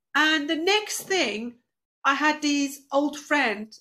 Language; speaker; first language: English; non-native, fluent; Turkish